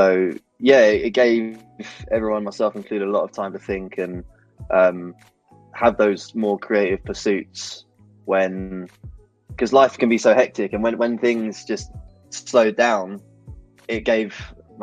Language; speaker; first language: English; native; English